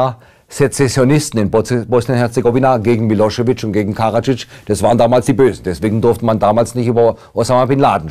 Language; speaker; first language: German; native; German